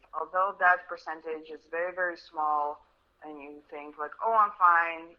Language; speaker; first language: English; early bilingual, other home language; Russian